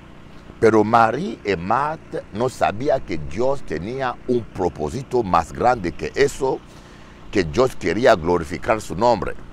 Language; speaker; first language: Spanish; non-native, learner; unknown